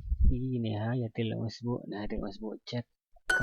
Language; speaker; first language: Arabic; non-native, learner; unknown